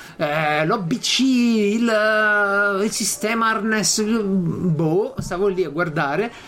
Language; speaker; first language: Italian; native; Italian